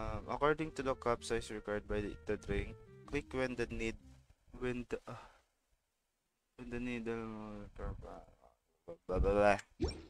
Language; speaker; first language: English; non-native, local second language; Filipino